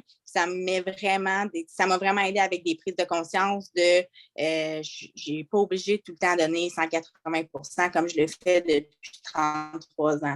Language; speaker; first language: French; native; French